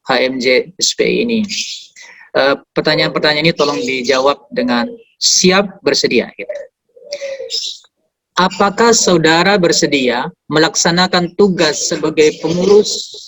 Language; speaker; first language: Malay; native; Malay